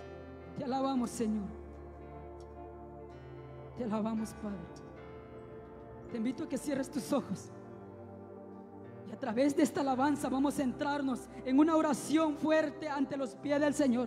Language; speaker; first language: Spanish; native; Spanish